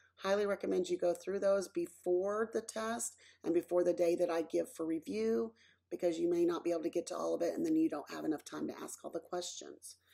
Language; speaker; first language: English; native; English